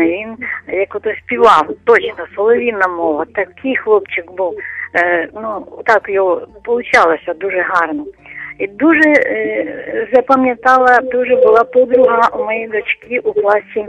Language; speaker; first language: Ukrainian; non-native, local second language; Russian